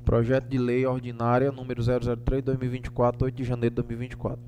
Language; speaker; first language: Portuguese; native; Portuguese